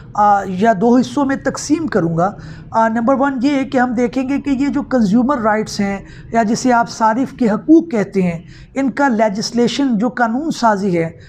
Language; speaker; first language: Urdu; non-native, local second language; Punjabi